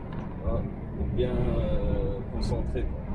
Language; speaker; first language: French; native; French